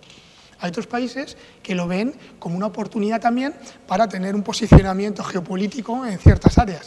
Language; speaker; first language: Spanish; native; Spanish